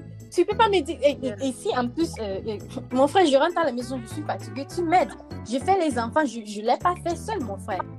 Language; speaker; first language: French; early bilingual, heritage; French